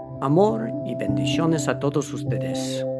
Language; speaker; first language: Spanish; non-native, fluent; English